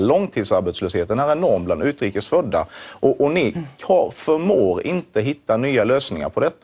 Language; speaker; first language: Swedish; native; Swedish